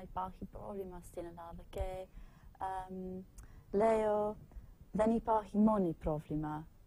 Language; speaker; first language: Greek; non-native, learner; English